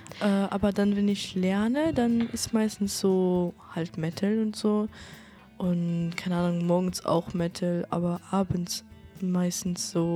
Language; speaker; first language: German; native; German